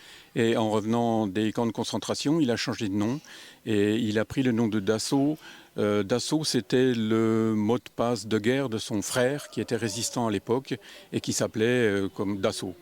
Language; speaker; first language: French; native; French